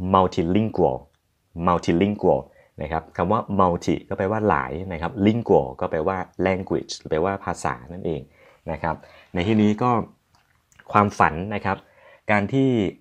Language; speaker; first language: Thai; native; Thai